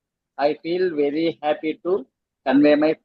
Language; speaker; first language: English; non-native, learner; Telugu